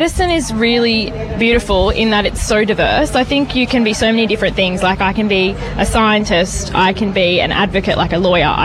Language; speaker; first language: English; native; English